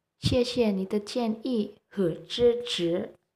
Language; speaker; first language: Chinese; non-native, learner; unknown